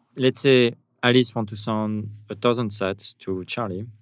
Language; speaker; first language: English; non-native, fluent; French